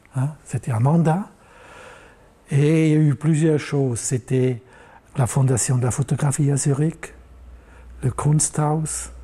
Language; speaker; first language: French; non-native, local second language; German